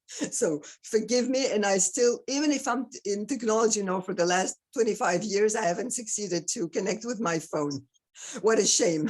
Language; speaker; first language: English; non-native, fluent; French